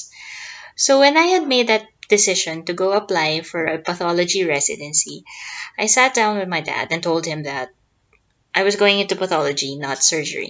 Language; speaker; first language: English; non-native, local second language; Filipino